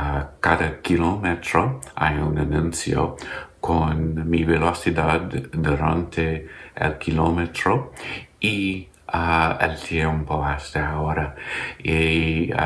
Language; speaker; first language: Spanish; non-native, learner; English